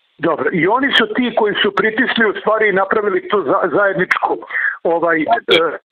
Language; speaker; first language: Serbian; native; Serbian